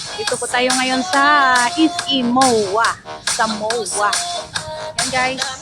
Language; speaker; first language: Filipino; non-native, local second language; Cebuano